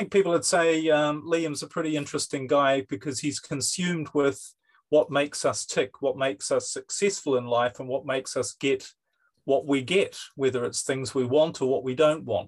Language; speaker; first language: English; native; English